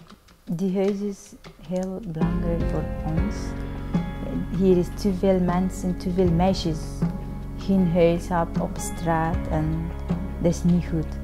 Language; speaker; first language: Dutch; non-native, learner; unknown